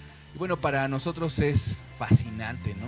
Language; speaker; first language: Spanish; native; Spanish